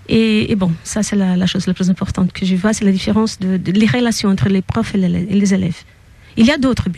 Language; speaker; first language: French; non-native, fluent; Portuguese